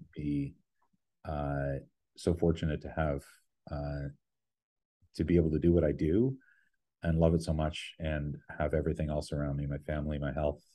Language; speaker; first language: English; native; English